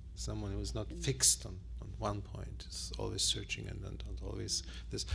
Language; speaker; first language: English; non-native, fluent; Turkish